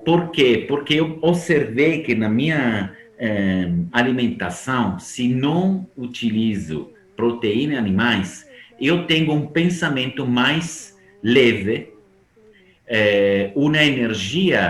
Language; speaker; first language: Portuguese; non-native, fluent; Italian